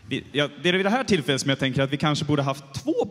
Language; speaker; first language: Swedish; native; Swedish